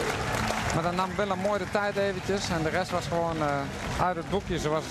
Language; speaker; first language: Dutch; native; Dutch